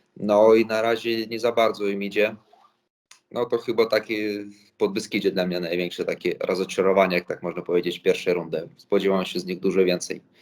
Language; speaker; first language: Polish; non-native, fluent; Latvian